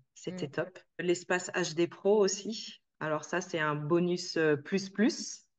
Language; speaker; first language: French; native; French